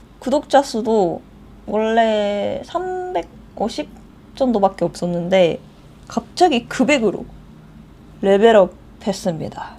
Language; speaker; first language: Korean; non-native, fluent; Japanese